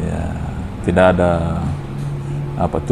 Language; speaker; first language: Indonesian; non-native, fluent; Fijian